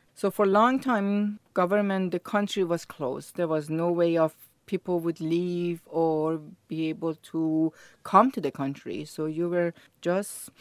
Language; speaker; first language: English; non-native, learner; Persian